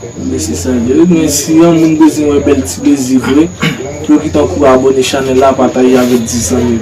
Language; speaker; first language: French; non-native, learner; Haitian Creole